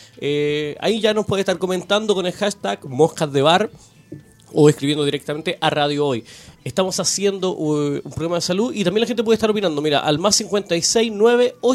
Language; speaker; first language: Spanish; native; Spanish